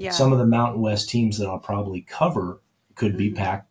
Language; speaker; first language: English; native; English